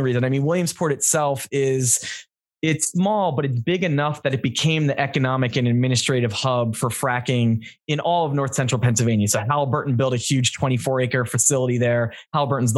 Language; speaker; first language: English; native; English